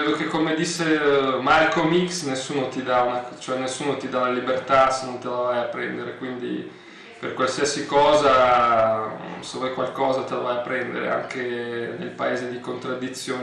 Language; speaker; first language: Italian; early bilingual, other home language; Russian